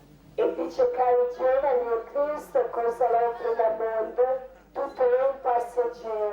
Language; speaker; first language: Italian; non-native, learner; Croatian